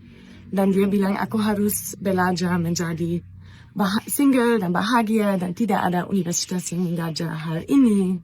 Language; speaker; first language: Indonesian; non-native, fluent; German